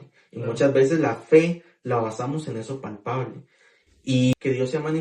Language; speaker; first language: Spanish; native; Spanish